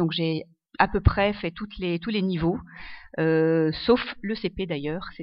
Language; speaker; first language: French; non-native, local second language; Arabic